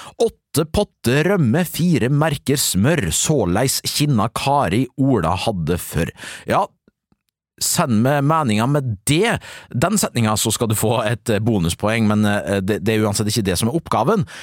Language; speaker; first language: Norwegian; native; Norwegian